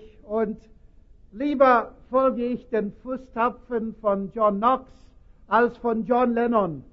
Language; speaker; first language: German; non-native, fluent; English